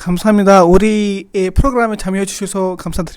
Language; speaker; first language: Korean; non-native, fluent; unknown